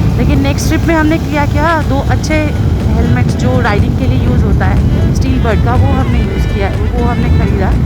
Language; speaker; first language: Hindi; non-native, local second language; Bangla